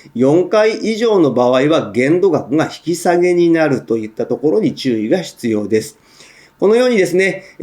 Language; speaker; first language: Japanese; native; Japanese